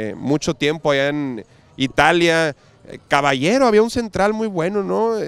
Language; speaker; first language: Spanish; native; Spanish